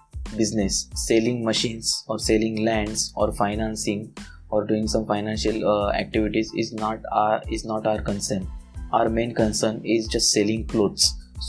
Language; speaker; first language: English; non-native, local second language; Marathi